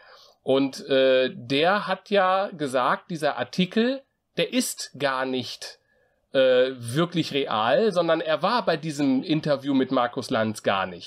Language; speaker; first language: German; native; German